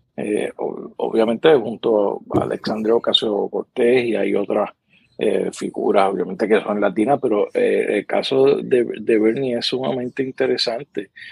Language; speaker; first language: Spanish; native; Spanish